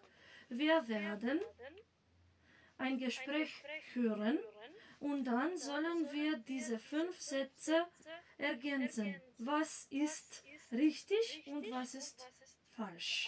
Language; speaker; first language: German; non-native, fluent; Macedonian